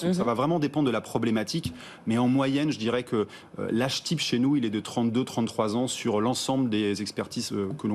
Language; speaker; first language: French; native; French